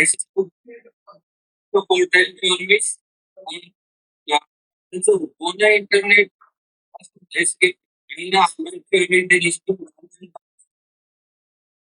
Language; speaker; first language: German; non-native, learner; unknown